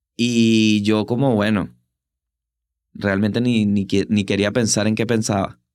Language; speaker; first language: Spanish; native; Spanish